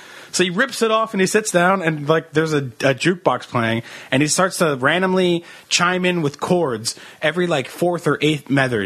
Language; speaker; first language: English; early bilingual, other home language; Italian